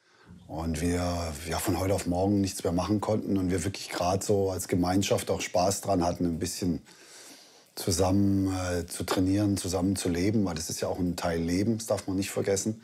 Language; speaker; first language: German; native; German